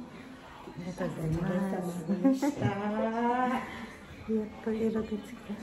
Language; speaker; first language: Japanese; non-native, learner; Filipino